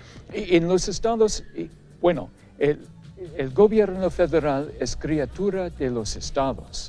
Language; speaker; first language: Spanish; non-native, fluent; English